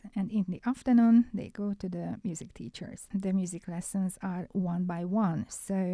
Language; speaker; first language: English; non-native, fluent; Hungarian